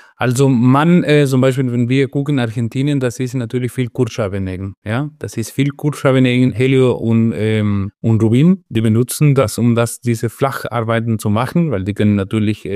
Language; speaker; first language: German; non-native, fluent; Spanish